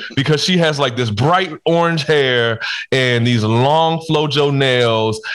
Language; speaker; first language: English; native; English